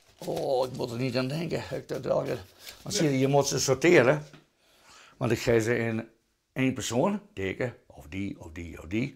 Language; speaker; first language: Dutch; non-native, local second language; Western Frisian